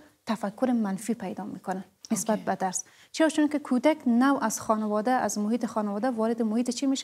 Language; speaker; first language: Persian; native; Persian